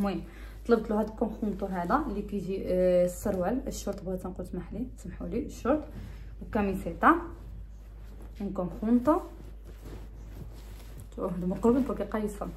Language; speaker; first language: Arabic; early bilingual, heritage; Arabic